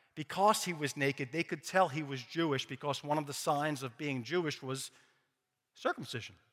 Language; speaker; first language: English; native; English